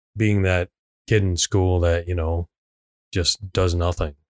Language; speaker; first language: English; non-native, local second language; Cantonese